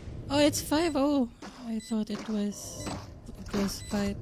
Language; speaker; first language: English; non-native, local second language; Filipino